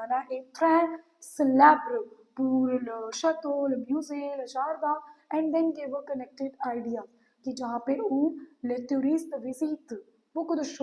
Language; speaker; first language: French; non-native, learner; Hindi